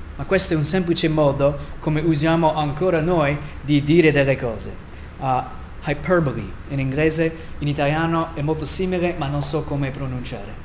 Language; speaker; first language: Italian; non-native, fluent; English